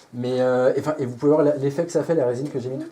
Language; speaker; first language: French; native; French